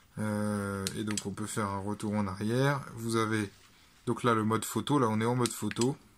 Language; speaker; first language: French; native; French